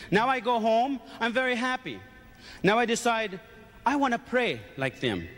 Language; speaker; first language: English; native; English